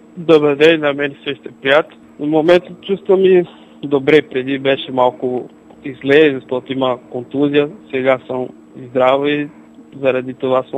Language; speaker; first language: Bulgarian; non-native, learner; Portuguese